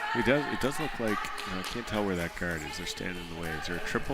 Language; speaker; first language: English; native; English